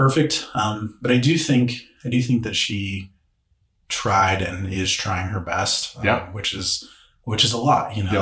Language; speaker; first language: English; native; English